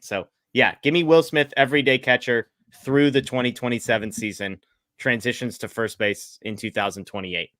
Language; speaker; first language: English; native; English